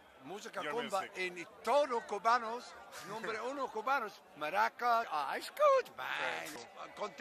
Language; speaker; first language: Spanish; non-native, learner; English